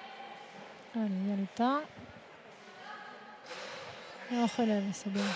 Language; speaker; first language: French; native; French